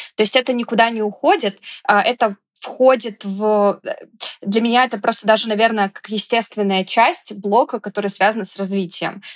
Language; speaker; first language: Russian; native; Russian